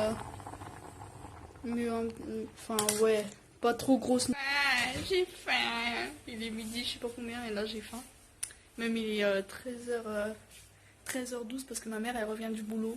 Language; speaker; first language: French; native; French